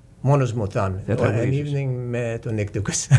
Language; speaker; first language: Greek; early bilingual, heritage; English